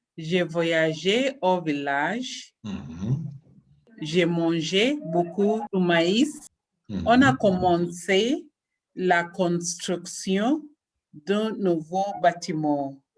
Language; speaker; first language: French; non-native, learner; English